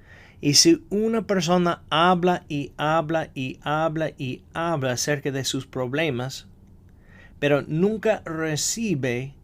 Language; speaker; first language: Spanish; non-native, fluent; English